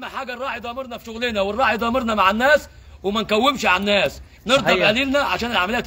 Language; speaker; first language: Arabic; native; Arabic